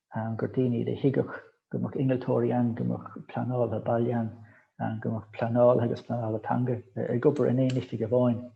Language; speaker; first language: Irish; native; Irish